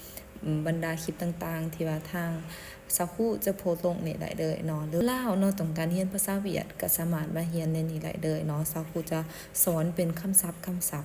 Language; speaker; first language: Thai; non-native, local second language; Lao